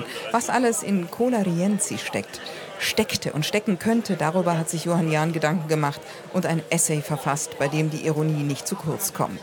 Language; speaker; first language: German; native; German